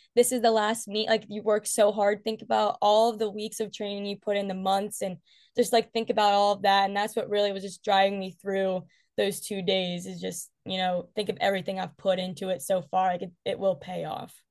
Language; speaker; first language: English; native; English